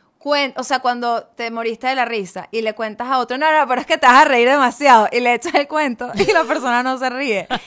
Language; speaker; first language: Spanish; native; Spanish